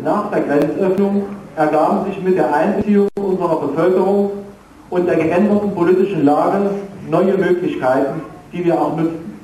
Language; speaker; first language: German; native; German